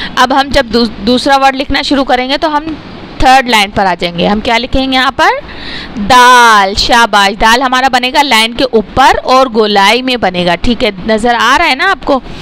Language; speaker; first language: Urdu; non-native, local second language; Punjabi